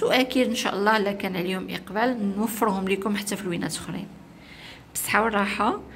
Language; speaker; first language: Arabic; native; Arabic